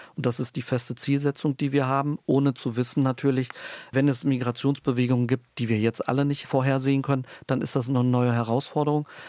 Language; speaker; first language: German; early bilingual, other home language; Turkish